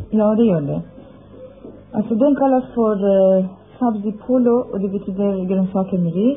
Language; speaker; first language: Swedish; non-native, fluent; Persian